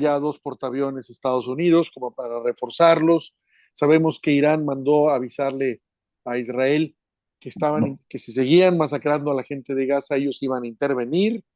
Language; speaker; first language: Spanish; native; Spanish